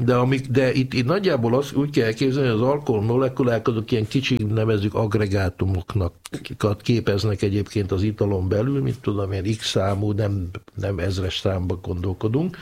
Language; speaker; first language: Hungarian; native; Hungarian